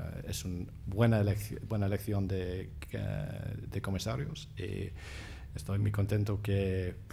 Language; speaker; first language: Spanish; non-native, fluent; English